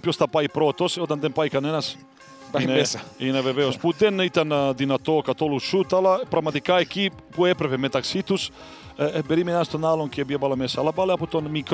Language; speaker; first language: Greek; non-native, fluent; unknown